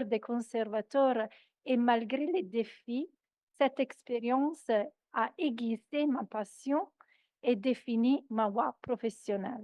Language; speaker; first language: French; non-native, fluent; Italian